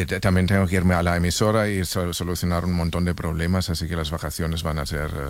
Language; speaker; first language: Spanish; non-native, fluent; German